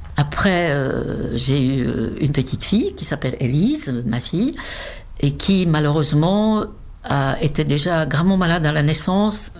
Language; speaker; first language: French; non-native, fluent; Czech